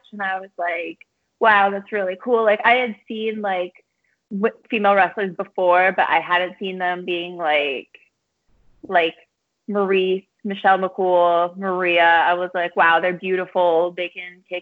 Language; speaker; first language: English; native; English